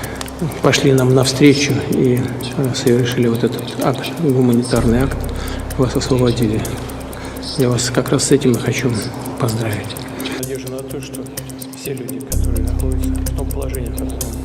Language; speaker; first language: Russian; native; Russian